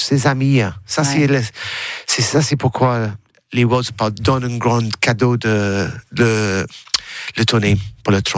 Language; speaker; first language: French; non-native, learner; English